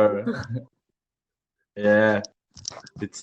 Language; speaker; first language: English; non-native, learner; Portuguese